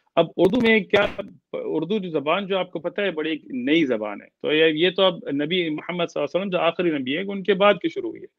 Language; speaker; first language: Urdu; early bilingual, heritage; Urdu